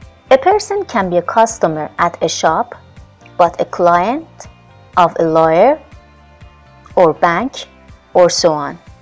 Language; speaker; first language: English; non-native, fluent; Persian